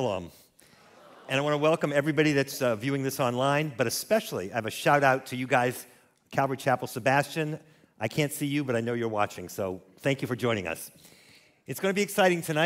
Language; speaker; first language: English; native; English